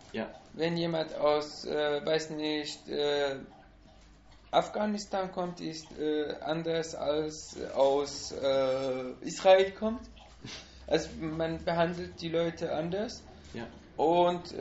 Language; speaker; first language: German; non-native, learner; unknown